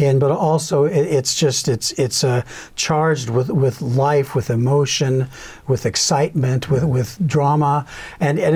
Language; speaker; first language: English; native; English